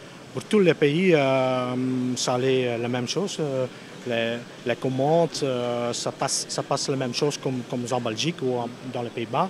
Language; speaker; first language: French; non-native, local second language; Dutch